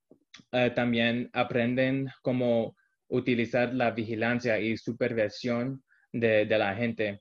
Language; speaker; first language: Spanish; early bilingual, heritage; Spanish